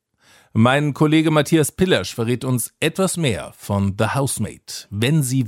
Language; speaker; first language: German; native; German